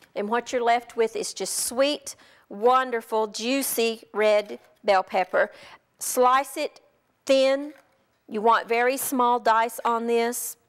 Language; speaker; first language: English; native; English